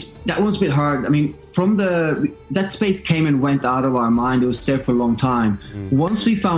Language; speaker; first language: English; non-native, fluent; Norwegian